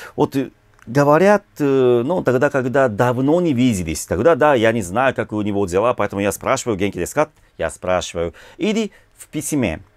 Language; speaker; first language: Russian; non-native, fluent; Japanese